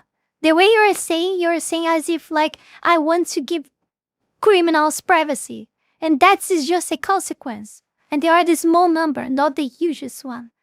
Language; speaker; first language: English; non-native, fluent; Portuguese